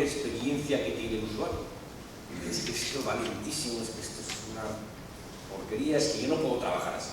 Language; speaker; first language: Spanish; native; Spanish